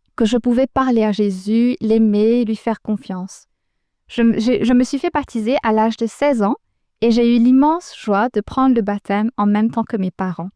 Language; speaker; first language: French; non-native, local second language; Morisyen